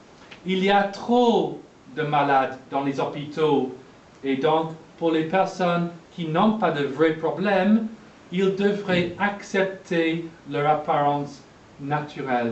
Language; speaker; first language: French; non-native, fluent; English